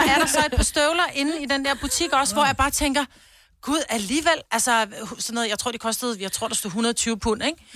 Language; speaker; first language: Danish; native; Danish